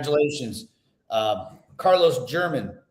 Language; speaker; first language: English; native; English